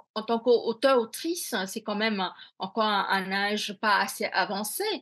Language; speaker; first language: French; non-native, fluent; Bangla